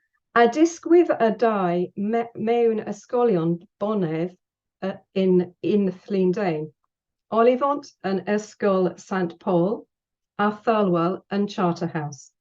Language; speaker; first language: Welsh; non-native, learner; English